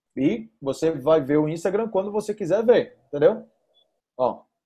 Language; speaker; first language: Portuguese; native; Portuguese